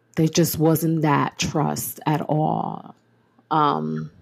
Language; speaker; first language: English; native; English